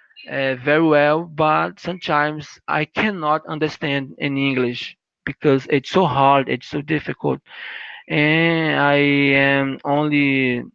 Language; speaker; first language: English; non-native, learner; Portuguese